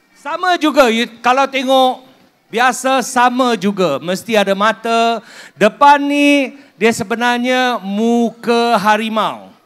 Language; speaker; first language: Malay; non-native, local second language; Min Nan Chinese